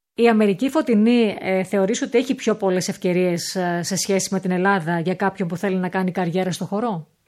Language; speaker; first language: Greek; native; Greek